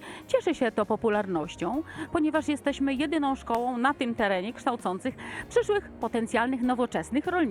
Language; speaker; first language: Polish; native; Polish